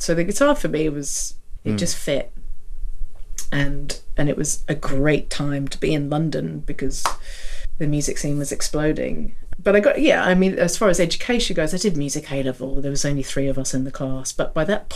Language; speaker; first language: English; native; English